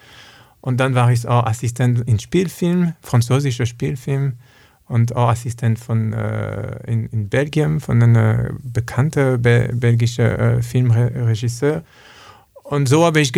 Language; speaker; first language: German; non-native, learner; French